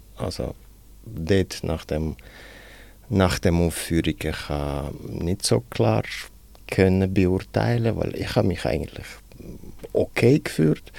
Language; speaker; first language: German; non-native, fluent; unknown